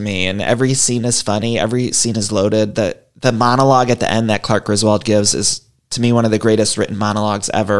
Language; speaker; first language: English; native; English